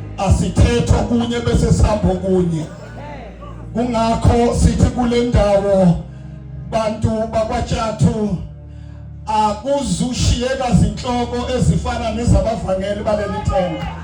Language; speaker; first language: Zulu; non-native, local second language; Xhosa